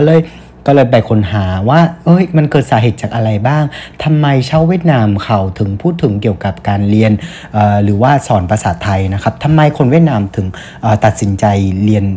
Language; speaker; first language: Thai; non-native, fluent; Vietnamese